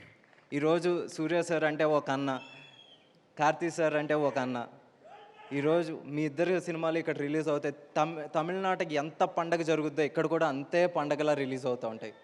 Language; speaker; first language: Telugu; native; Telugu